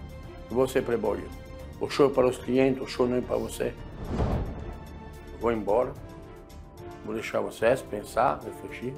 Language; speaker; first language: Portuguese; non-native, fluent; French